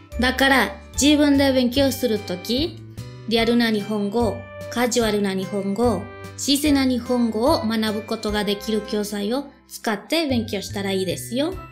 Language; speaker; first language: Japanese; non-native, fluent; Spanish